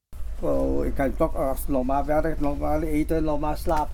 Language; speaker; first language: Dutch; non-native, learner; Chinese